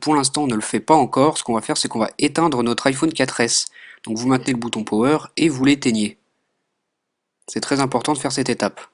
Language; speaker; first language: French; native; French